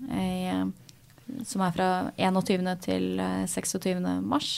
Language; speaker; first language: Norwegian; native; Norwegian